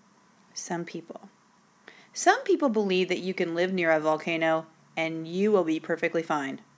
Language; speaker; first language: English; native; English